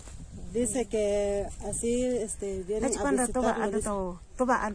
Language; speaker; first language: Spanish; non-native, local second language; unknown